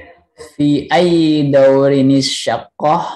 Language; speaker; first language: Arabic; non-native, learner; Indonesian